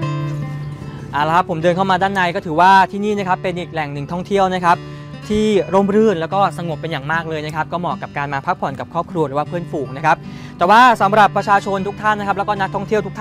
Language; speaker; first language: Thai; native; Thai